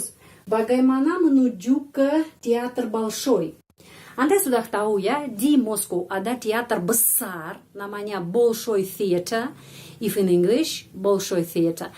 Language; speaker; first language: Indonesian; non-native, fluent; Russian